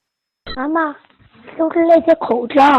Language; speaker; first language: Chinese; early bilingual, heritage; Chinese